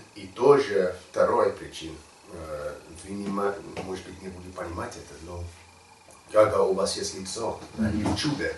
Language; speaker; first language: Russian; non-native, learner; English